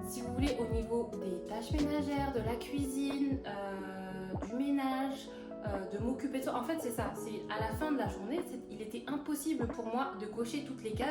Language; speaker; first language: French; native; French